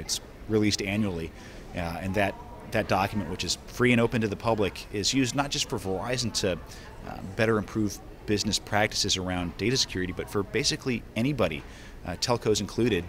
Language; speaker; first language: English; native; English